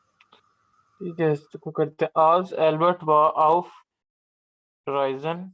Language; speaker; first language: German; non-native, learner; Urdu